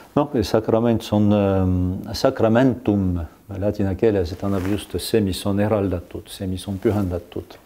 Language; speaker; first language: Estonian; non-native, fluent; French